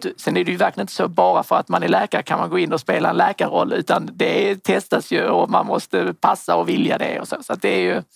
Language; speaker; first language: Swedish; native; Swedish